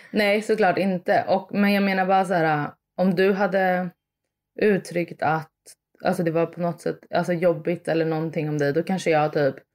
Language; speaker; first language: Swedish; early bilingual, other home language; Italian